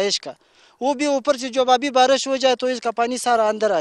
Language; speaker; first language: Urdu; non-native, local second language; Pashto